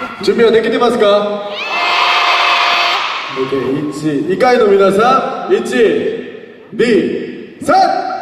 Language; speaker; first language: Japanese; non-native, learner; Korean